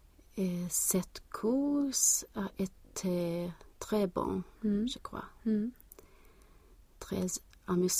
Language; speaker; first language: French; non-native, learner; Swedish